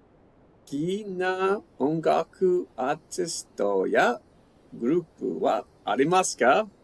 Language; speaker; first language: Japanese; non-native, learner; English